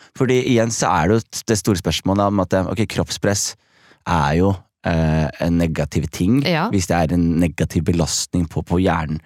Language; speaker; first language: Norwegian; early bilingual, other home language; Somali